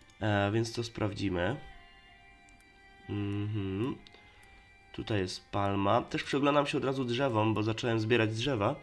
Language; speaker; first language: Polish; native; Polish